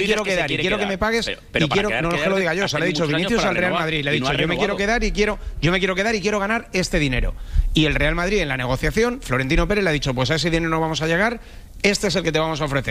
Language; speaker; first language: Spanish; native; Spanish